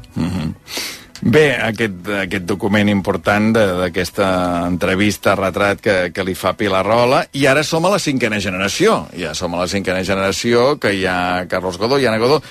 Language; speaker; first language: Catalan; native; Catalan